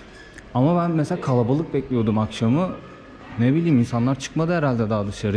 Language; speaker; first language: Turkish; native; Turkish